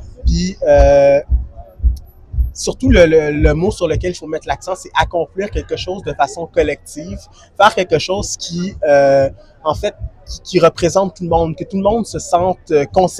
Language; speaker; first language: French; native; French